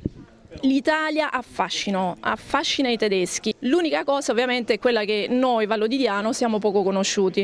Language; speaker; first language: Italian; native; Italian